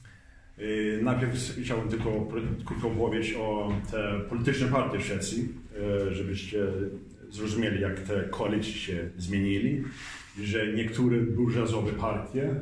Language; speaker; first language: Polish; early bilingual, heritage; Swedish